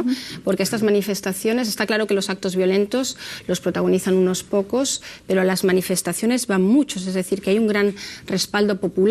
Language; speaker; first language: Spanish; native; Spanish